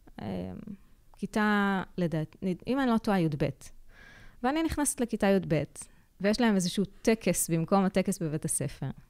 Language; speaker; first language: Hebrew; native; Hebrew